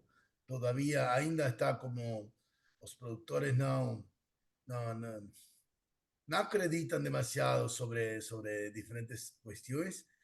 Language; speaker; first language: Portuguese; non-native, learner; Spanish